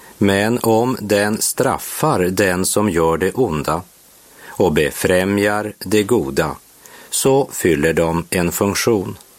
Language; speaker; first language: Swedish; native; Swedish